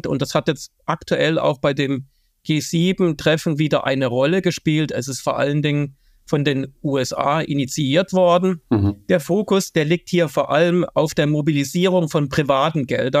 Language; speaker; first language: German; native; German